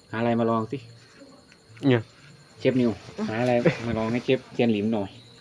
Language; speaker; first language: Thai; native; Thai